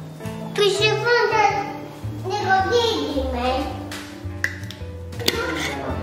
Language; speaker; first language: Chinese; early bilingual, heritage; Chinese